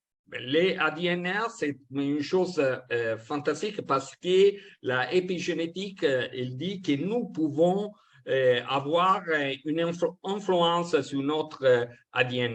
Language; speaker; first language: French; non-native, fluent; Italian